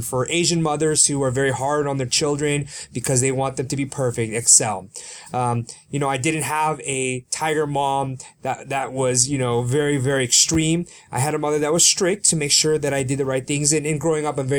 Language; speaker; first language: English; early bilingual, other home language; Korean